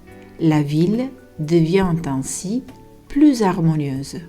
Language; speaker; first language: French; non-native, fluent; Italian